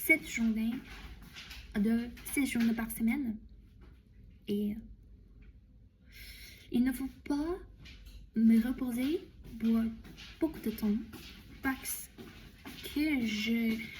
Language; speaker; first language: French; non-native, learner; Chinese